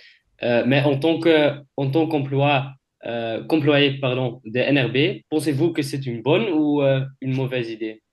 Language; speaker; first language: French; non-native, learner; Dutch